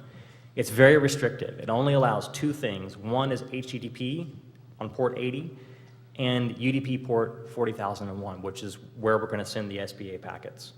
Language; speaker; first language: English; native; English